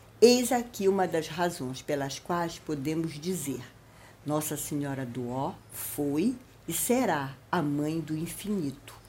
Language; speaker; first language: Portuguese; native; Portuguese